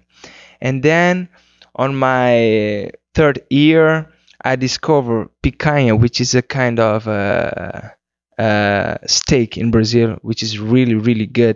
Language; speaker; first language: English; non-native, fluent; Kabuverdianu